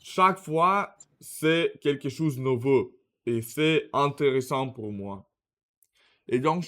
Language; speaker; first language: French; non-native, learner; Russian